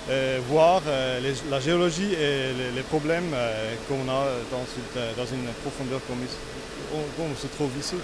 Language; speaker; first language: French; non-native, local second language; Italian